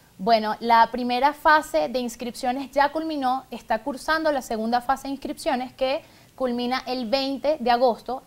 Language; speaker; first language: Spanish; native; Spanish